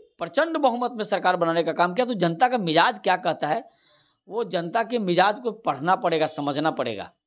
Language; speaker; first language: Hindi; native; Hindi